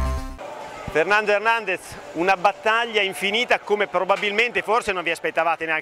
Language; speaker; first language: Italian; native; Italian